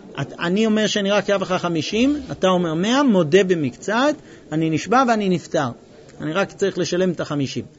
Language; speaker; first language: Hebrew; non-native, fluent; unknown